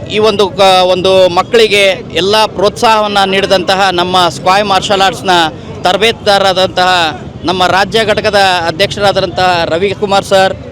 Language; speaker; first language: Kannada; native; Kannada